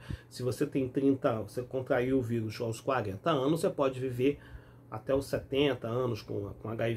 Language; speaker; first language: Portuguese; native; Portuguese